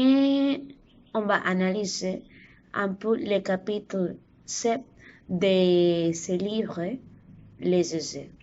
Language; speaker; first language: French; non-native, learner; Spanish